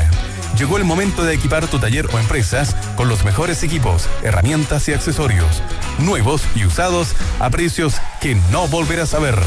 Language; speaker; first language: Spanish; native; Spanish